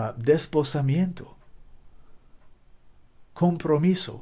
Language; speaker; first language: Spanish; non-native, learner; English